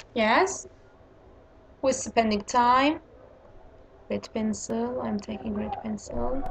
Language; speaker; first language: English; non-native, fluent; Turkish